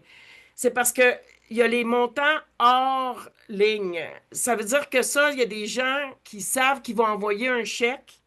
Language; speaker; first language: French; native; French